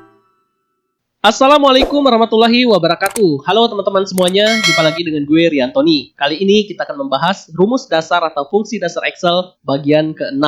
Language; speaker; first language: Indonesian; native; Indonesian